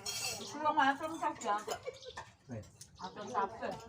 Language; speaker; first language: Indonesian; non-native, local second language; Javanese